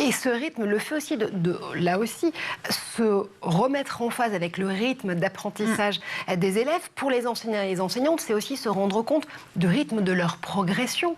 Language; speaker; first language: French; native; French